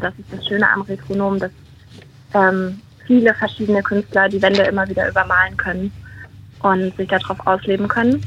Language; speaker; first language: German; native; German